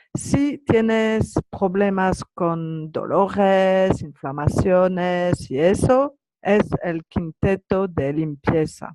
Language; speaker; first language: Spanish; non-native, learner; French